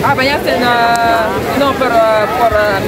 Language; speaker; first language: Spanish; non-native, learner; Russian